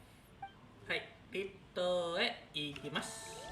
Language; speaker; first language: Japanese; non-native, learner; Indonesian